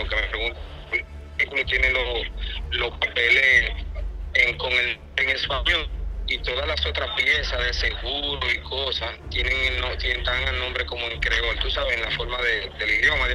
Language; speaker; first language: Spanish; native; Spanish